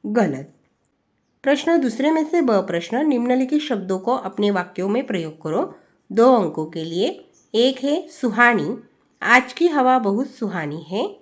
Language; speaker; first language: Hindi; non-native, local second language; Marathi